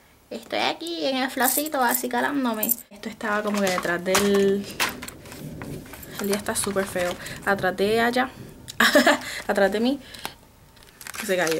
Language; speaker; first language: Spanish; native; Spanish